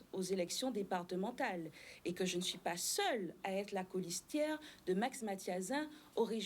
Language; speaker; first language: French; native; French